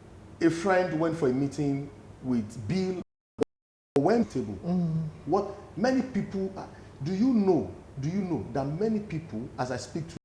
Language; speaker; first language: English; non-native, local second language; Yoruba